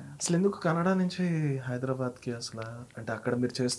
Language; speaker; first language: Telugu; native; Telugu